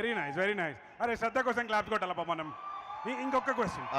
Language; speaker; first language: Telugu; native; Telugu